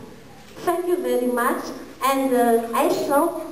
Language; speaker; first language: English; non-native, learner; Malagasy